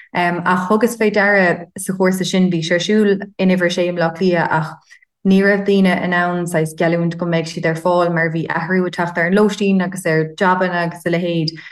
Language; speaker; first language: Irish; native; Irish